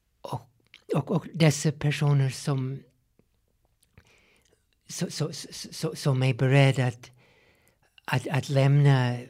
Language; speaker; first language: Swedish; non-native, fluent; English